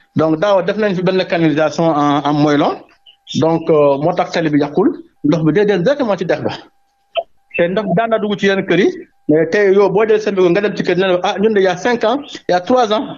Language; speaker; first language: Wolof; non-native, local second language; Mandingo